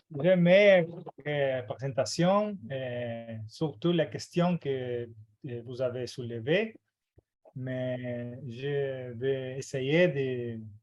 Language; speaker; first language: French; non-native, fluent; Portuguese